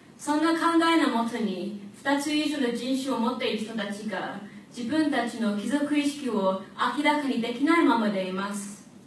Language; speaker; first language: Japanese; early bilingual, heritage; Japanese